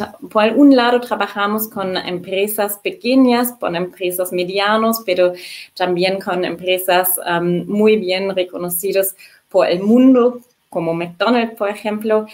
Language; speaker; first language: Spanish; non-native, fluent; German